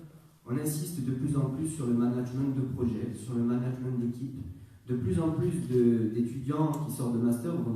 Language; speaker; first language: French; native; French